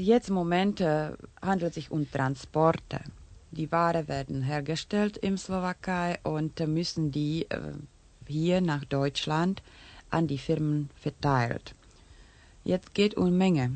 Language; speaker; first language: German; non-native, learner; Czech